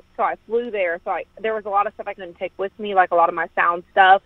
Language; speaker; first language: English; native; English